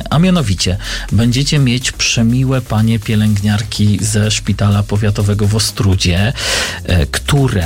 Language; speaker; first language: Polish; native; Polish